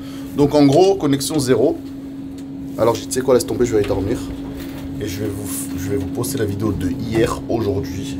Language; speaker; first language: French; native; French